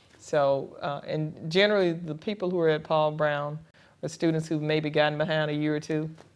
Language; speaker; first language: English; native; English